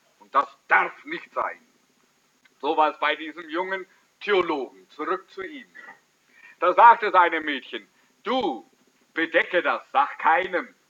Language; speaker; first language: German; early bilingual, heritage; German